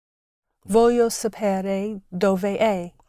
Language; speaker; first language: Italian; non-native, learner; English